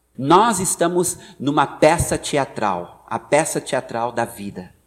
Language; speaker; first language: Portuguese; non-native, fluent; English